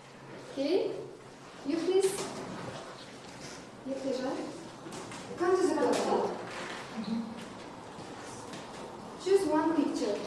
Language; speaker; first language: English; non-native, learner; Kazakh